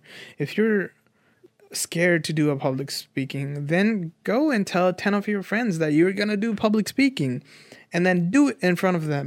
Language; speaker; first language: English; non-native, local second language; Nepali